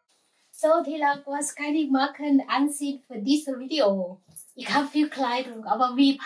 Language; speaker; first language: German; non-native, learner; Thai